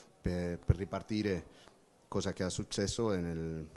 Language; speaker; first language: Italian; non-native, learner; Spanish